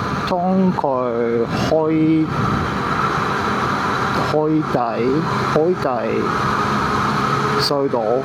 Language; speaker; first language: Chinese; non-native, learner; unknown